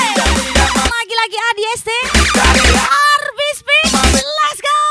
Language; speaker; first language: English; non-native, learner; Indonesian